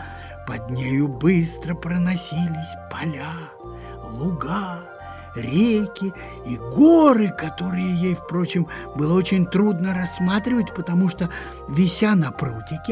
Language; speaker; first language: Russian; native; Russian